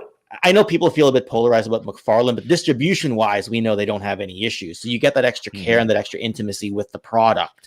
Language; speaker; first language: English; native; English